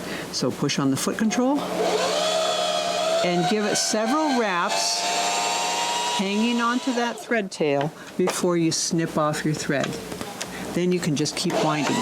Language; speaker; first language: English; native; English